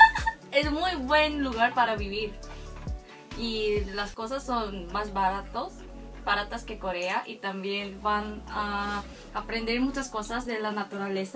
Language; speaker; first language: Spanish; non-native, fluent; Korean